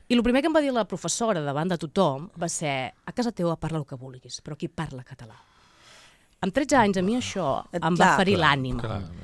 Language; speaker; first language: Catalan; non-native, local second language; Spanish